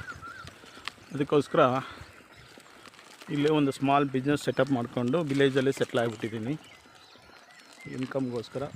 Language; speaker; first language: Kannada; non-native, local second language; Urdu